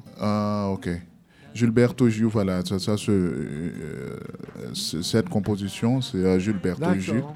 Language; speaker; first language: French; non-native, learner; Portuguese